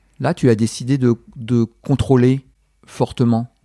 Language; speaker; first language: French; non-native, learner; English